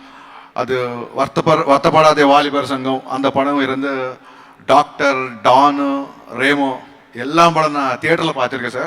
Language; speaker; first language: Tamil; non-native, learner; Telugu